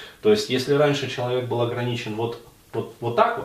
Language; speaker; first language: Russian; native; Russian